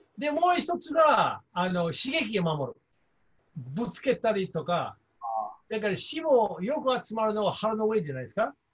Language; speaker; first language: Japanese; non-native, fluent; English